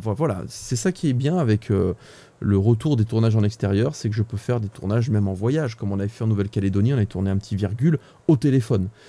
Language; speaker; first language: French; native; French